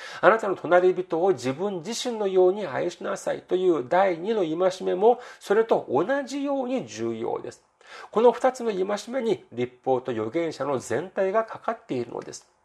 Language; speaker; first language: Japanese; non-native, fluent; Korean